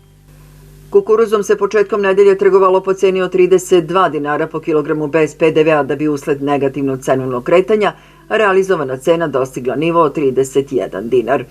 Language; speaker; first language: Serbian; native; Serbian